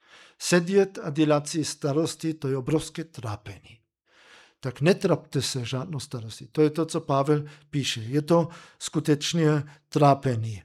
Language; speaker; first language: Czech; non-native, fluent; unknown